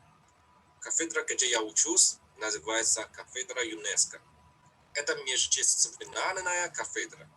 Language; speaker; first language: Russian; non-native, fluent; Chinese